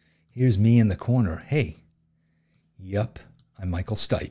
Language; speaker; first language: English; native; English